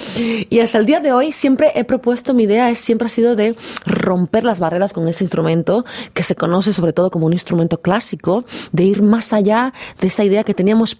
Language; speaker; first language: Spanish; native; Spanish